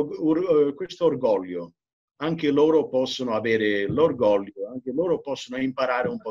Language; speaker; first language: Italian; early bilingual, heritage; English